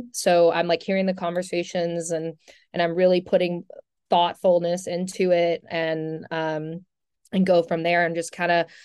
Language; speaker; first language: English; native; English